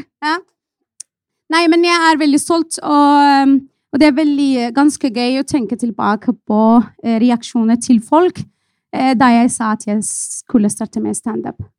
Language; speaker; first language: Norwegian; non-native, fluent; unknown